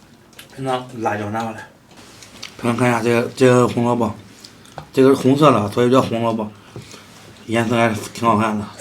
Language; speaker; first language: Chinese; native; Chinese